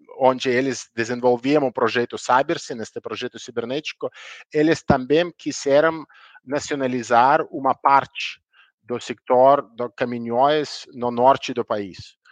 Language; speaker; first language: Portuguese; non-native, learner; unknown